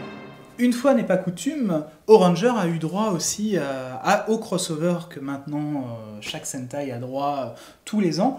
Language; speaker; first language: French; native; French